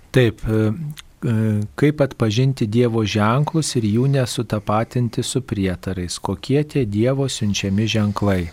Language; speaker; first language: Lithuanian; native; Lithuanian